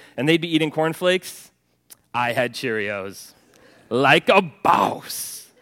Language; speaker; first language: English; early bilingual, other home language; Norwegian